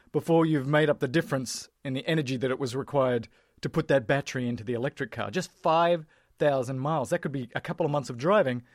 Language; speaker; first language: English; native; English